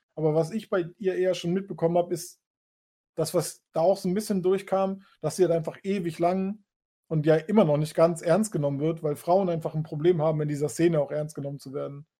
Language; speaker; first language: German; native; German